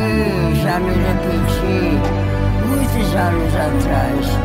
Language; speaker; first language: Italian; non-native, learner; Portuguese